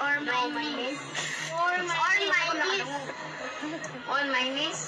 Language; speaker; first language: English; non-native, learner; Cebuano